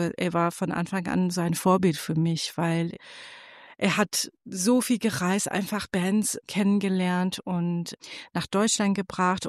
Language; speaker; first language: German; non-native, fluent; Persian